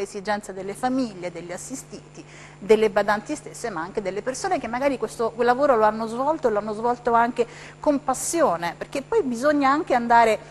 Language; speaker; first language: Italian; native; Italian